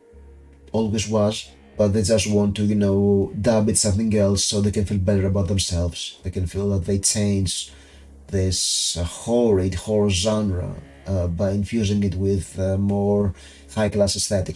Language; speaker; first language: English; non-native, fluent; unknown